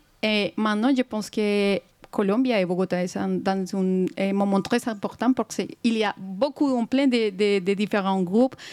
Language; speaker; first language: French; non-native, fluent; Spanish